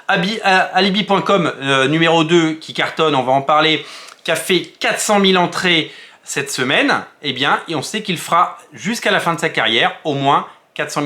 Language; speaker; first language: French; native; French